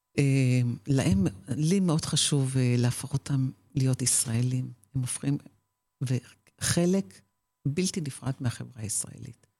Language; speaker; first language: Hebrew; native; Hebrew